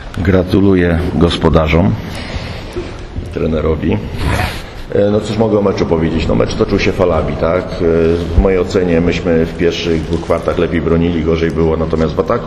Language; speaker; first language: Polish; native; Polish